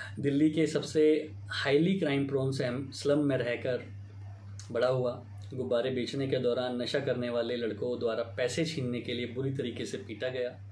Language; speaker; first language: Hindi; native; Hindi